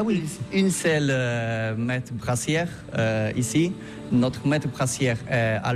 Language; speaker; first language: French; non-native, learner; Polish